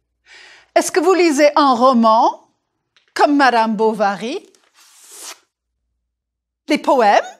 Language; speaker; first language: French; non-native, fluent; English